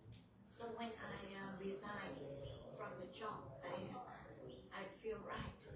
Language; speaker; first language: English; non-native, learner; Vietnamese